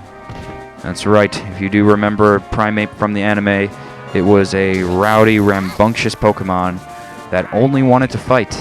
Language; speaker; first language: English; native; English